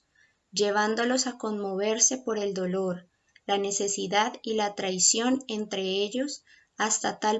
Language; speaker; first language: Spanish; native; Spanish